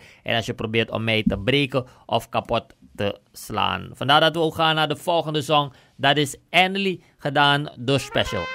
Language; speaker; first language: Dutch; native; Dutch